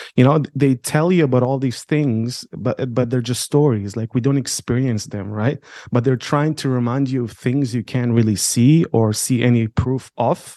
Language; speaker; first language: English; non-native, fluent; Arabic